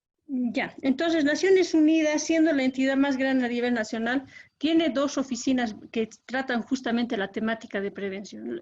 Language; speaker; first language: Spanish; native; Spanish